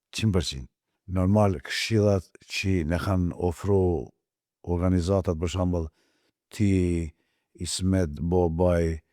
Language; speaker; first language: Albanian; non-native, local second language; Turkish